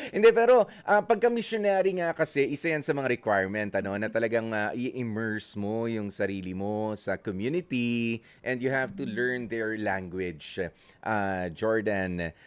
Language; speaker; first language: Filipino; native; Filipino